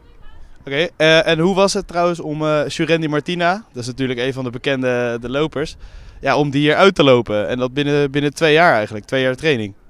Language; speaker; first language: Dutch; native; Dutch